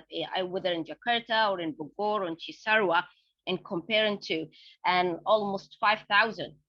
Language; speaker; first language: English; non-native, fluent; Arabic